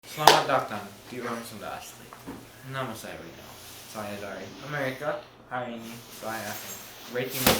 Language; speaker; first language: Indonesian; non-native, learner; English